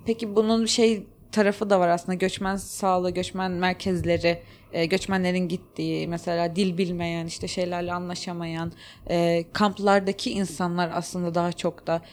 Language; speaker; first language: Turkish; native; Turkish